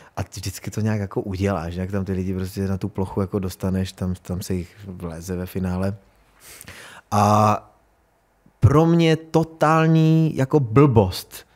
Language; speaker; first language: Czech; native; Czech